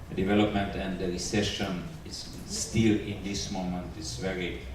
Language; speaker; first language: English; non-native, learner; Hungarian